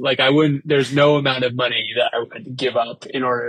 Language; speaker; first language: English; native; English